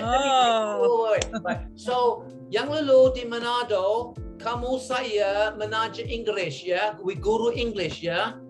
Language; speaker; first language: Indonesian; non-native, learner; English